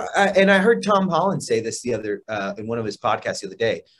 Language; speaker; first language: English; native; English